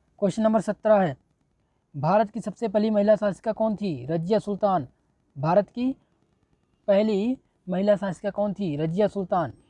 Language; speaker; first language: Hindi; native; Hindi